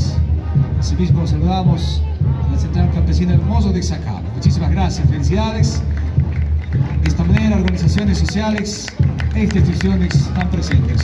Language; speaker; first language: Spanish; native; Spanish